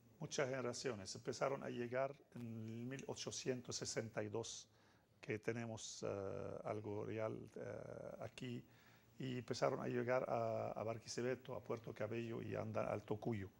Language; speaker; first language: Spanish; non-native, fluent; Arabic